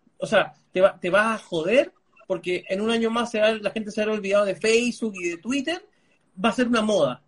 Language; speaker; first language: Spanish; early bilingual, other home language; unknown